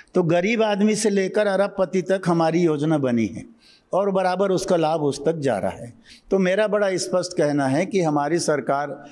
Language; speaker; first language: Hindi; native; Hindi